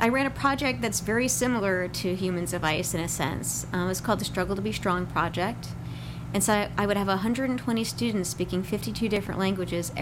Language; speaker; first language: English; non-native, local second language; Ukrainian